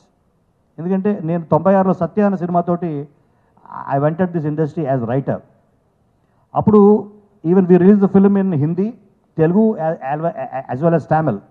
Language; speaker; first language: Telugu; native; Telugu